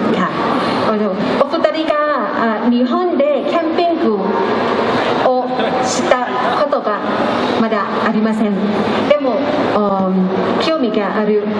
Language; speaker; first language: Japanese; non-native, learner; Thai